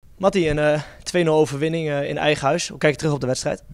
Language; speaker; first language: Dutch; native; Dutch